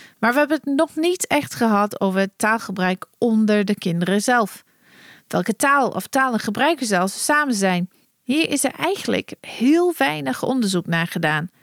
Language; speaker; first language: Dutch; non-native, fluent; English